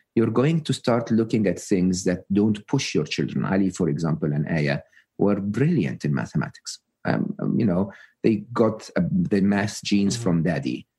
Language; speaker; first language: English; non-native, fluent; Arabic